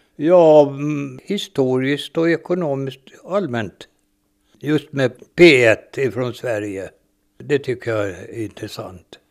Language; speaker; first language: Swedish; native; Swedish